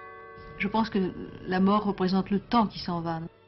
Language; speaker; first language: French; native; French